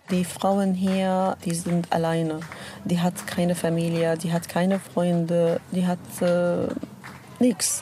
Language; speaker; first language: German; non-native, learner; Arabic